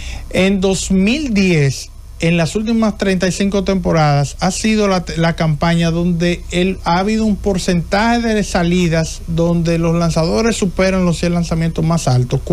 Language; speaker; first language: Spanish; native; Spanish